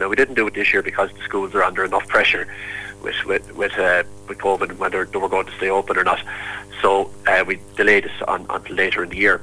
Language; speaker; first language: English; native; English